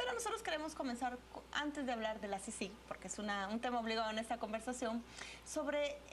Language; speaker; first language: Spanish; native; Spanish